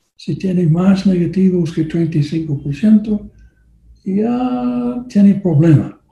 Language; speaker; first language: Spanish; non-native, learner; English